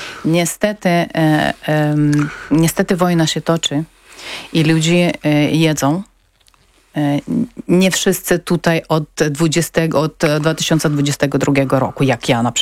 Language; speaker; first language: Polish; non-native, fluent; Ukrainian